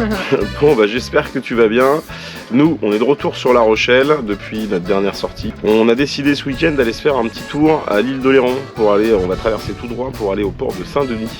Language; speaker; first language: French; native; French